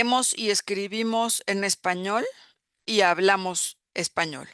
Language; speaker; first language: Spanish; native; Spanish